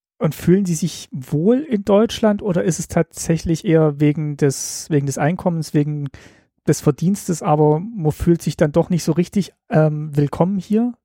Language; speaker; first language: German; native; German